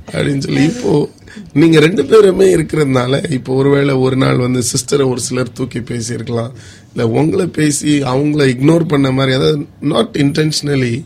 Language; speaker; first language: Tamil; native; Tamil